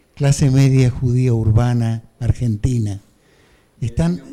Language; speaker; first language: Spanish; native; Spanish